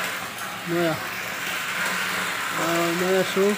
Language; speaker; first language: Arabic; non-native, learner; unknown